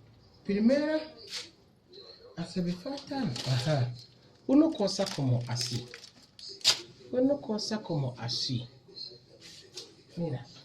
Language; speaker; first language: Spanish; non-native, learner; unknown